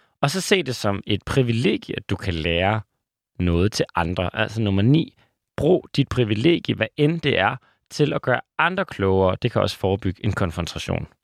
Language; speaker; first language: Danish; native; Danish